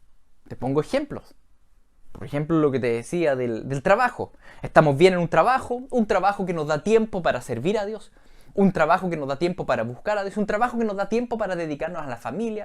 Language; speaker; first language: Spanish; native; Spanish